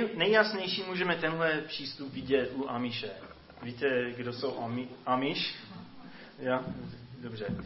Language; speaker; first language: Czech; non-native, fluent; English